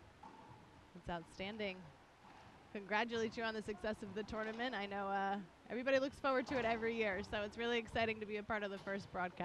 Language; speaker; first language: English; native; English